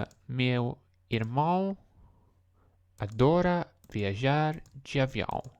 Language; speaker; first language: Portuguese; non-native, learner; English